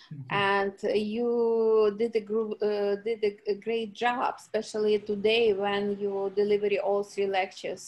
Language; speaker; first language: English; non-native, learner; Ukrainian